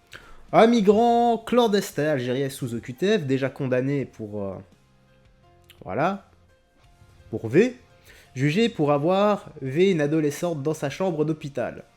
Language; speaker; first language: French; native; French